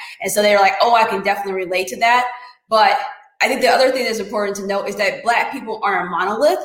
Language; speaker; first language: English; native; English